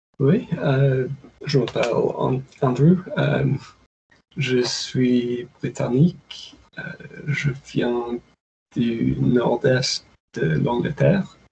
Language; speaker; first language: French; non-native, learner; English